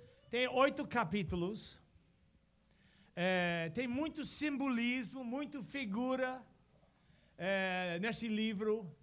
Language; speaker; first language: Portuguese; non-native, fluent; English